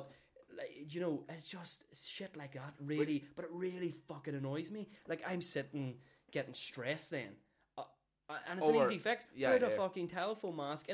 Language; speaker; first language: English; native; English